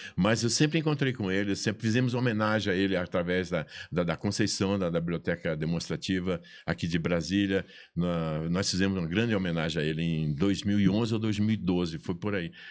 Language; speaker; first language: Portuguese; native; Portuguese